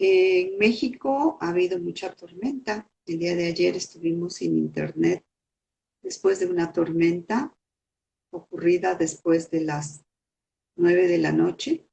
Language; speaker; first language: Spanish; native; Spanish